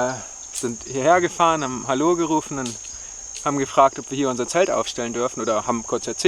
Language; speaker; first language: German; native; German